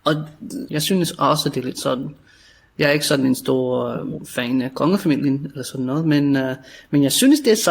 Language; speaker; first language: Danish; native; Danish